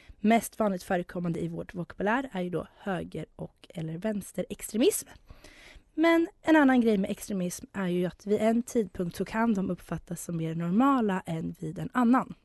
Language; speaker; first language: Swedish; native; Swedish